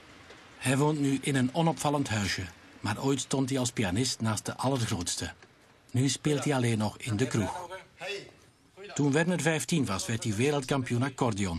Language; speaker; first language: Dutch; native; Dutch